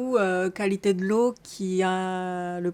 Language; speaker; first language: French; non-native, learner; Japanese